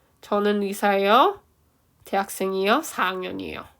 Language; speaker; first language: Korean; early bilingual, heritage; Korean